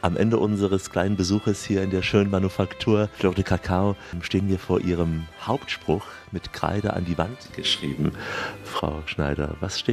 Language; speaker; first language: German; native; German